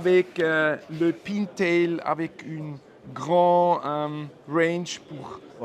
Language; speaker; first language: French; non-native, fluent; German